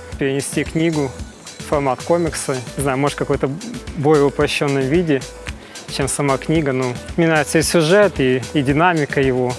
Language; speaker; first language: Russian; native; Russian